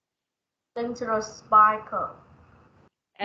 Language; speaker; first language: English; non-native, learner; Vietnamese